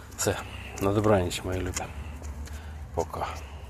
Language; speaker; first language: Ukrainian; native; Ukrainian